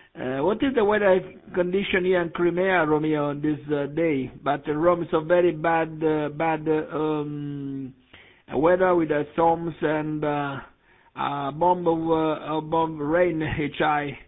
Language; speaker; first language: English; non-native, learner; Italian